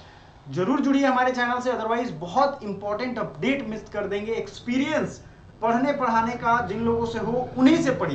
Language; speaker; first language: Hindi; native; Hindi